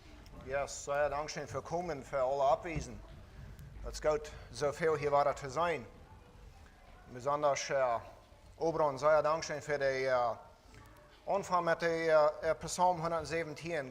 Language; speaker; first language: German; non-native, learner; Plautdietsch